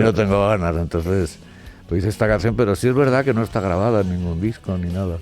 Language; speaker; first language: Spanish; native; Spanish